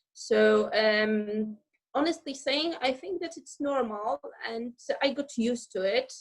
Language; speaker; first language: English; non-native, fluent; Polish